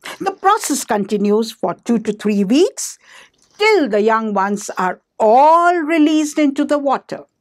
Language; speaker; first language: English; non-native, local second language; Hindi